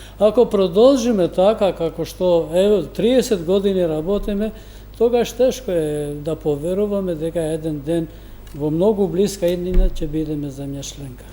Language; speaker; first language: Macedonian; non-native, local second language; Albanian